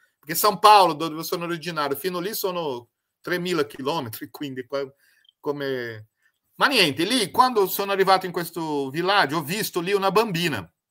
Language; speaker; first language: Italian; non-native, fluent; Portuguese